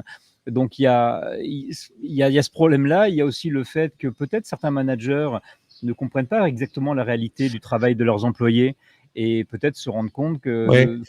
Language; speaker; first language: French; native; French